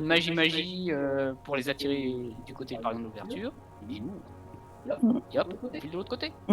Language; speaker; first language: French; native; French